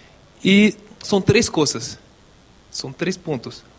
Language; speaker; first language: Spanish; non-native, local second language; Portuguese